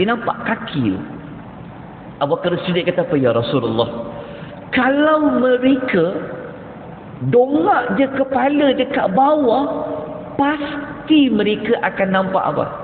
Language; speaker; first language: Malay; native; Malay